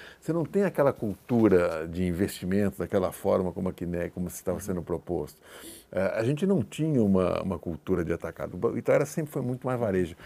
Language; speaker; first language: Portuguese; native; Portuguese